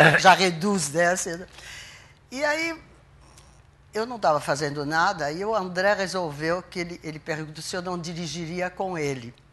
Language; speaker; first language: Portuguese; non-native, fluent; French